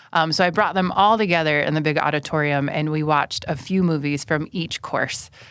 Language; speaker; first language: English; native; English